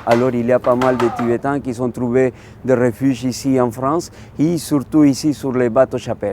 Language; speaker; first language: French; non-native, local second language; Spanish